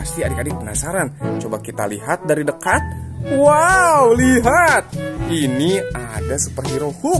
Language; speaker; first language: Indonesian; native; Indonesian